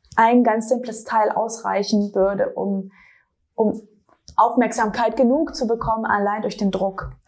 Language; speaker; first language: German; native; German